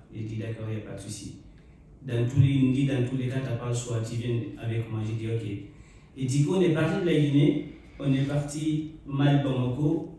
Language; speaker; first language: French; non-native, local second language; Fula